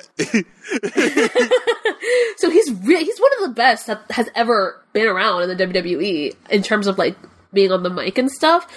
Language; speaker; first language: English; non-native, fluent; Spanish